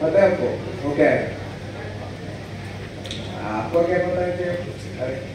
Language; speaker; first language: Hindi; non-native, local second language; Telugu